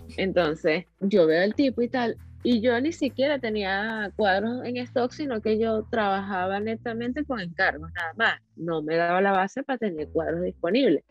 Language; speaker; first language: Spanish; native; Spanish